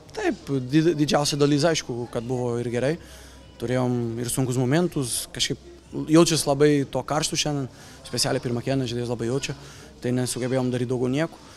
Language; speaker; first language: Lithuanian; non-native, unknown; Portuguese